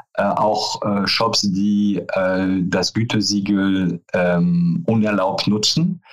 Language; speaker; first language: German; non-native, fluent; French